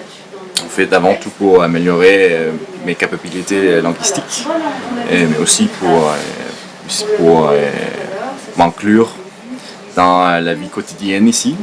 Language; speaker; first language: French; non-native, fluent; Danish